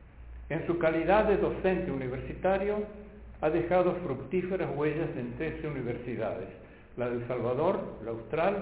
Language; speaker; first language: Spanish; native; Spanish